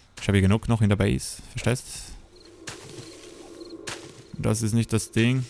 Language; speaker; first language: German; native; German